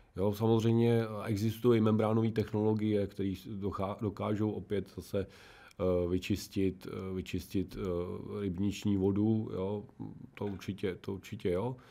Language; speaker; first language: Czech; native; Czech